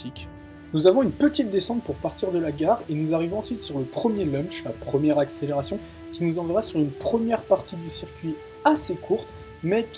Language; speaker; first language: French; native; French